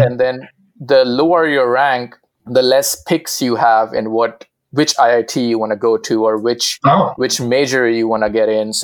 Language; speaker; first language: English; non-native, local second language; Hindi